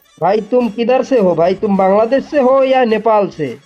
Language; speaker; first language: Hindi; non-native, learner; Bangla